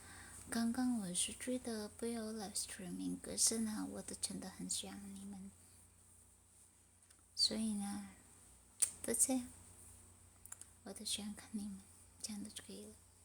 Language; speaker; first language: Chinese; non-native, learner; Indonesian